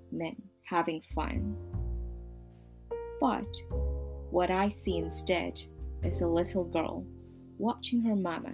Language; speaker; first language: English; non-native, local second language; Cantonese